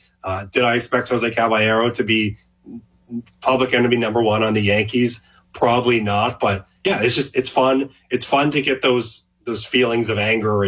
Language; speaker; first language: English; native; English